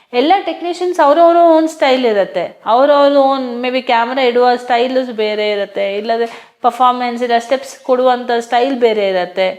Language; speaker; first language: Kannada; non-native, local second language; Hindi